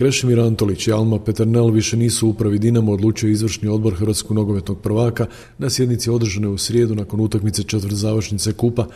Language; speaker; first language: Croatian; native; Croatian